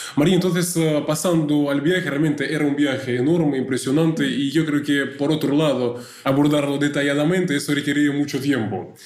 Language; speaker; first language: Spanish; non-native, fluent; Russian